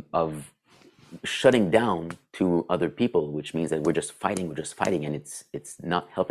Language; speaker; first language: English; non-native, fluent; French